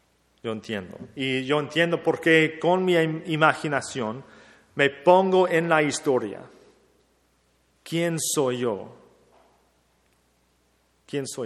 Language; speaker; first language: Spanish; non-native, fluent; English